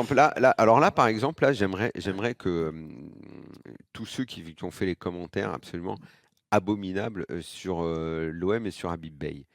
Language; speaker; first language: French; native; French